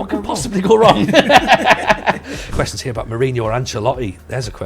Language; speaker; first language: English; native; English